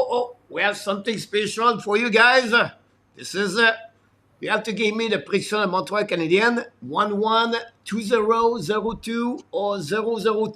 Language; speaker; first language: English; non-native, fluent; French